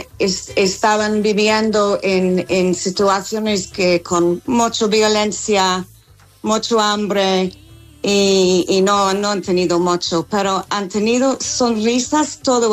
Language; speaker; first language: Spanish; non-native, learner; English